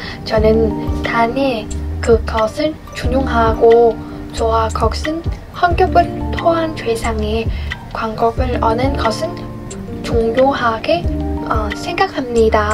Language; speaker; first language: Korean; non-native, learner; Vietnamese